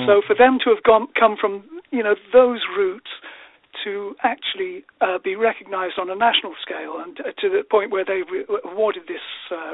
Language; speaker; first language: English; native; English